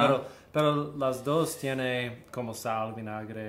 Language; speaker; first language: Spanish; early bilingual, heritage; Spanish